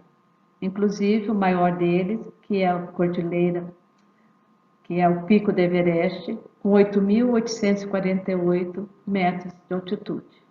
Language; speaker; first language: Portuguese; native; Portuguese